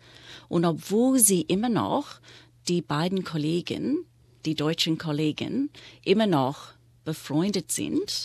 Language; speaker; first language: German; non-native, fluent; English